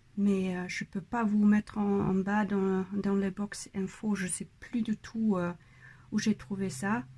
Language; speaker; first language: French; non-native, fluent; German